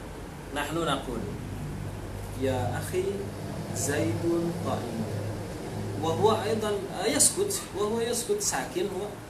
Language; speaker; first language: Arabic; non-native, fluent; Indonesian